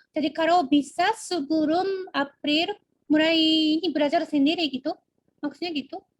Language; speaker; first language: Indonesian; non-native, fluent; Japanese